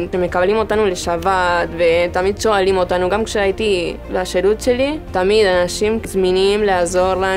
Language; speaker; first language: Hebrew; early bilingual, heritage; Spanish